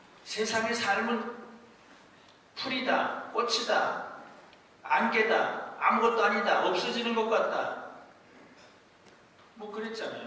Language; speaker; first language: Korean; native; Korean